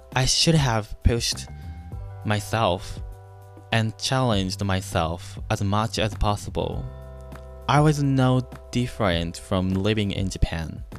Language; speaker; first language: English; non-native, fluent; Japanese